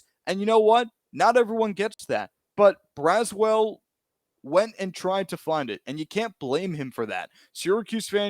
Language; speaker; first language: English; native; English